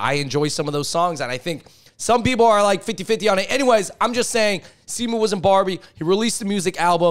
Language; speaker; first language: English; native; English